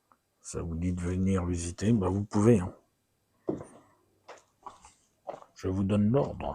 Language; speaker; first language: French; native; French